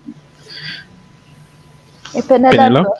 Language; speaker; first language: French; non-native, fluent; Arabic